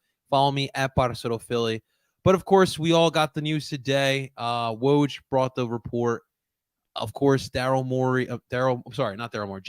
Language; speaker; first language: English; native; English